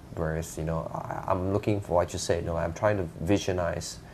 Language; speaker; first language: English; non-native, fluent; Indonesian